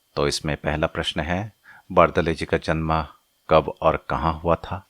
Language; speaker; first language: Hindi; non-native, local second language; Assamese